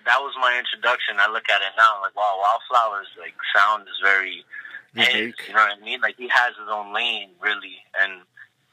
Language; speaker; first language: English; native; English